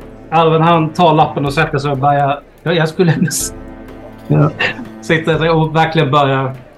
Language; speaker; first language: Swedish; native; Swedish